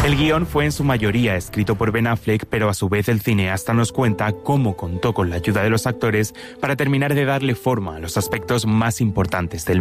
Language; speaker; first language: Spanish; native; Spanish